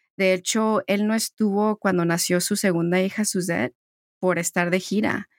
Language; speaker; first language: Spanish; early bilingual, heritage; Spanish